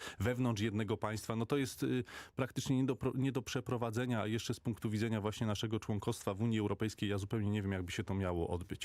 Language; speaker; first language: Polish; native; Polish